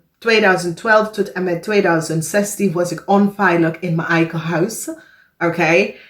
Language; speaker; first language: Dutch; non-native, fluent; English